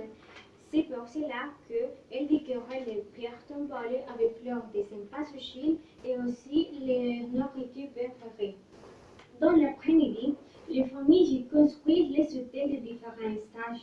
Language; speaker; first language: French; non-native, learner; Spanish